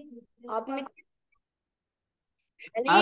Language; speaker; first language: Arabic; non-native, learner; Bangla